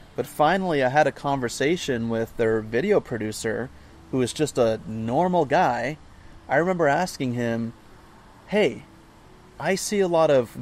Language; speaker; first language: English; native; English